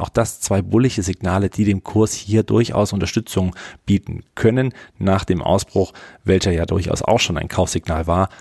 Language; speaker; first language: German; native; German